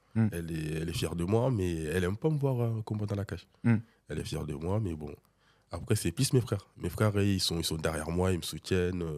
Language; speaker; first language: French; early bilingual, other home language; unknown